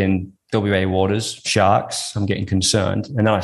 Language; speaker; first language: English; native; English